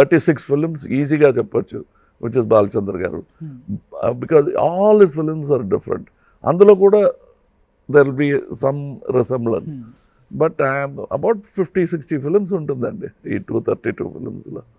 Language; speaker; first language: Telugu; non-native, local second language; Tamil